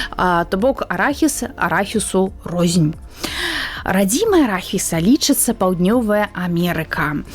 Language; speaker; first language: Belarusian; native; Belarusian